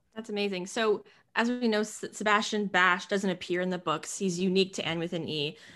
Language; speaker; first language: English; native; English